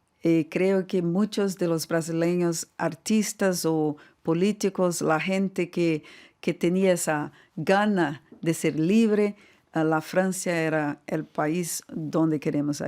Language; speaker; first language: Spanish; non-native, fluent; Portuguese